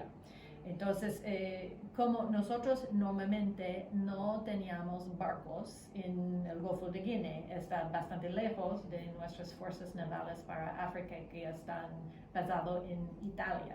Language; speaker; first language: Spanish; non-native, fluent; English